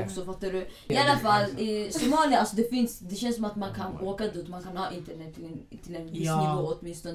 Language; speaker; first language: Swedish; early bilingual, other home language; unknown